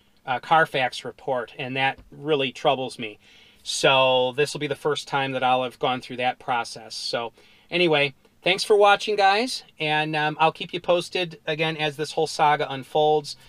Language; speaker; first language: English; native; English